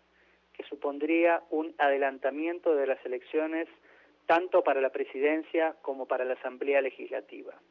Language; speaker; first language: Spanish; native; Spanish